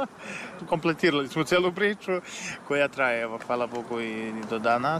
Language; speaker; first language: Serbian; native; Serbian